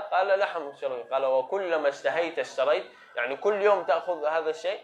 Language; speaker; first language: Arabic; native; Arabic